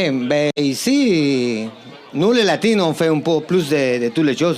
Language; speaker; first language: French; non-native, fluent; Spanish